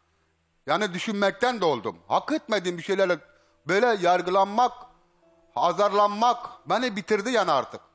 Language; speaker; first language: Turkish; native; Turkish